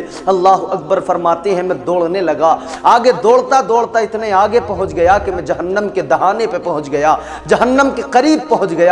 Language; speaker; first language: Urdu; native; Urdu